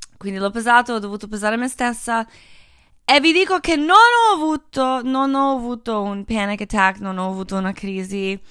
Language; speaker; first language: Italian; early bilingual, heritage; Italian